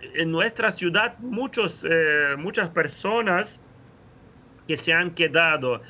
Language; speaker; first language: Spanish; non-native, fluent; Ukrainian